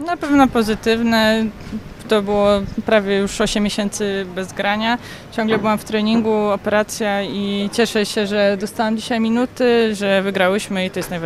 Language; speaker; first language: Polish; native; Polish